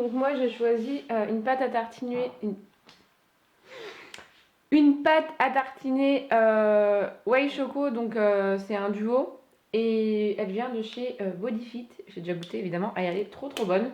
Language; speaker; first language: French; native; French